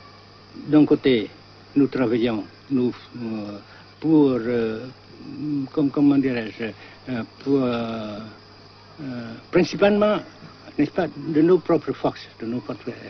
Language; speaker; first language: French; non-native, local second language; Vietnamese